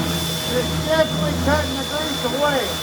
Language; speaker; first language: English; native; English